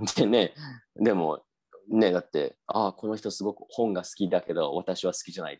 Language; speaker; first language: Japanese; native; Japanese